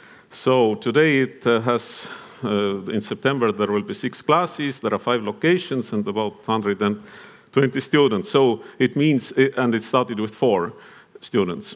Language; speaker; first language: English; non-native, fluent; Estonian